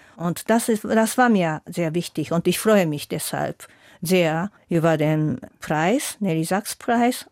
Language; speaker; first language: German; non-native, fluent; Japanese